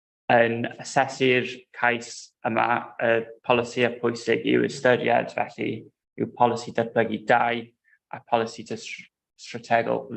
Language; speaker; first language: Welsh; non-native, local second language; English